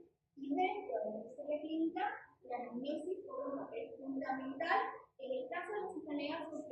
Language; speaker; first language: Spanish; native; Spanish